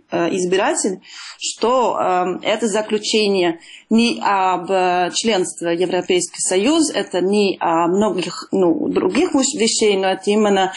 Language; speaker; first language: Russian; non-native, fluent; Dutch